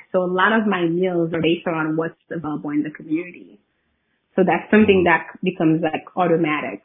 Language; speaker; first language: English; early bilingual, other home language; Haitian Creole